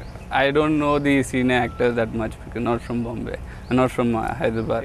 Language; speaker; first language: English; non-native, local second language; Telugu